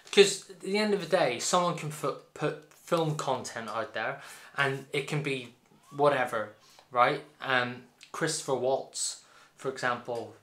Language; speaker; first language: English; native; English